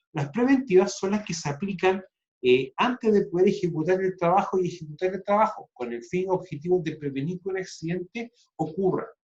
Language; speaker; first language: Spanish; native; Spanish